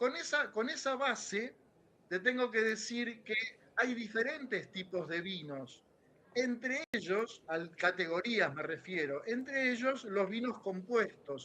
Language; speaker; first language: Spanish; native; Spanish